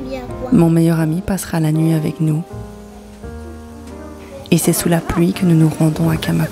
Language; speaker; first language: French; native; French